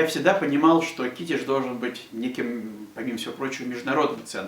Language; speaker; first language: Russian; native; Russian